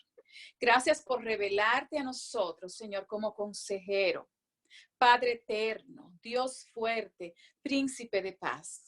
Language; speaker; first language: Spanish; native; Spanish